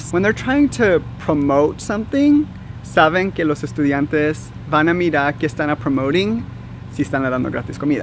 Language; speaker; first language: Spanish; early bilingual, heritage; Spanish